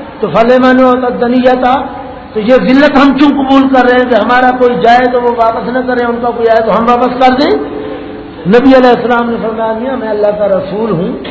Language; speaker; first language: Urdu; non-native, local second language; Pashto